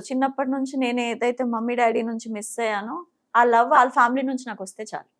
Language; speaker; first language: Telugu; non-native, fluent; Bangla